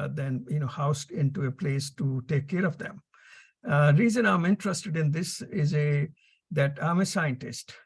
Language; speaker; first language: English; non-native, local second language; Punjabi